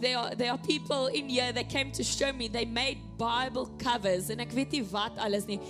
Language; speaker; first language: English; non-native, local second language; Afrikaans